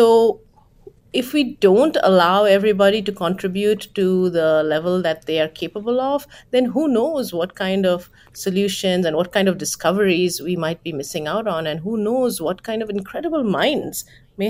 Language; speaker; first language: English; non-native, local second language; Bangla